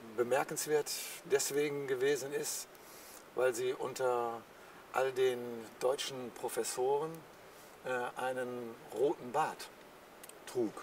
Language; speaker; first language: German; native; German